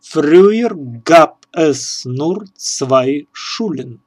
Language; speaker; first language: German; non-native, learner; Russian